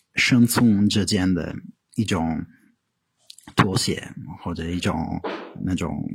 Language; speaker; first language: Chinese; non-native, fluent; Italian